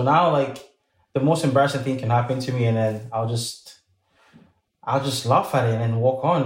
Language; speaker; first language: English; early bilingual, other home language; French